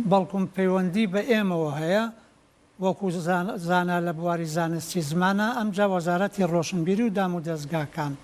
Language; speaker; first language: Central Kurdish; native; Central Kurdish